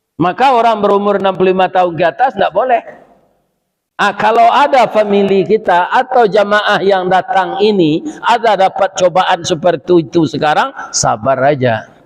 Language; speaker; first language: Malay; non-native, local second language; Minangkabau